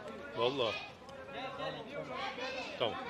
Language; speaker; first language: Turkish; early bilingual, heritage; Turkish